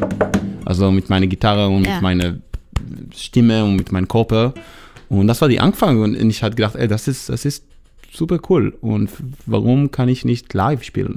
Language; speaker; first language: German; non-native, fluent; Hebrew